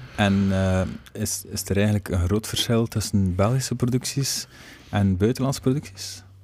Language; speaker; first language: Dutch; native; Dutch